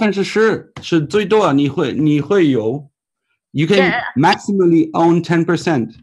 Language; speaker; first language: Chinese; non-native, fluent; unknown